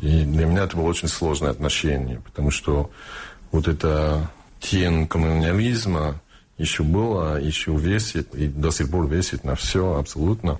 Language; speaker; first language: Russian; non-native, fluent; English